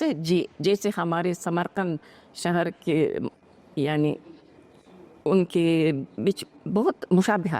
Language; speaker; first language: Hindi; non-native, fluent; Uzbek